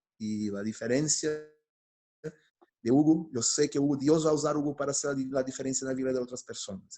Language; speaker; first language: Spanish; non-native, fluent; Portuguese